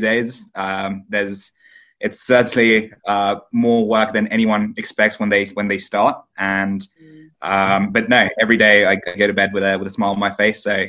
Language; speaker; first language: English; native; English